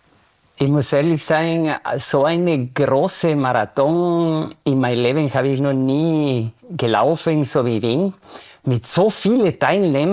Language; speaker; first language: German; non-native, fluent; Spanish